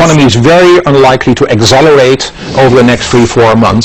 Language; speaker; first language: English; non-native, fluent; Dutch